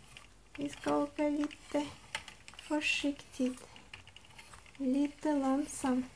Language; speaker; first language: Swedish; non-native, learner; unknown